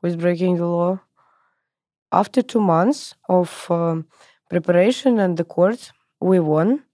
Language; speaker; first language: English; non-native, learner; Russian